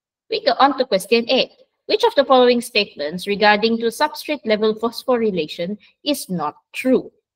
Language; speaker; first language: English; non-native, local second language; Malay